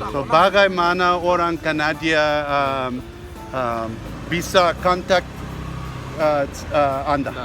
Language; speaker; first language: Indonesian; non-native, learner; English